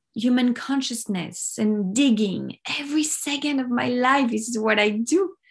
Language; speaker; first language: English; non-native, fluent; French